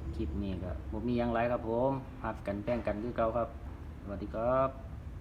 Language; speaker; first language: Thai; non-native, local second language; Northeastern Thai